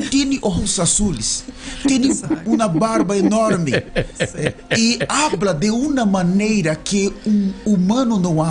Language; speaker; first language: Spanish; non-native, learner; Portuguese